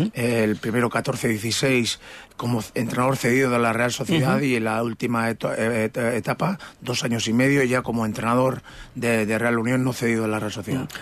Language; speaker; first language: Spanish; native; Spanish